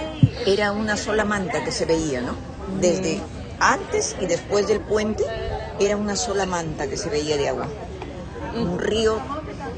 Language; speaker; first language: Spanish; native; Spanish